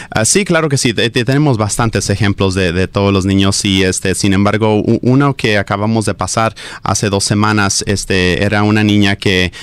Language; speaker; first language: Spanish; early bilingual, heritage; Spanish